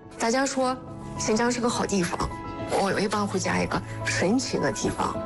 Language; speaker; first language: Chinese; non-native, fluent; Kyrgyz